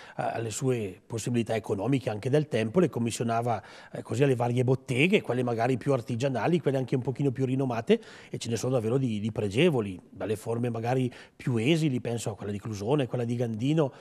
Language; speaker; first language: Italian; native; Italian